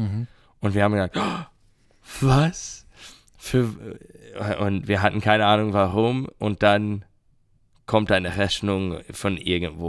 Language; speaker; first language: German; non-native, learner; English